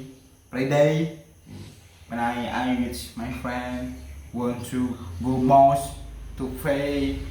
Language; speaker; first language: English; non-native, learner; Indonesian